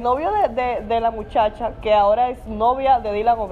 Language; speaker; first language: Spanish; native; Spanish